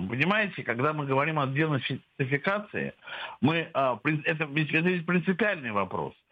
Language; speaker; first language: Russian; native; Russian